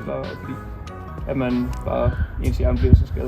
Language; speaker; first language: Danish; native; Danish